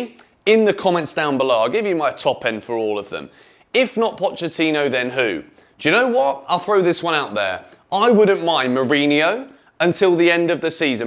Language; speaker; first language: English; native; English